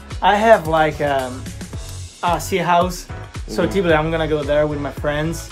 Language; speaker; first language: English; non-native, fluent; Italian